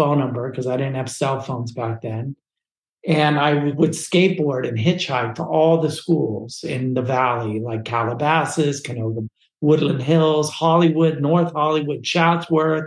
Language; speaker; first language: English; native; English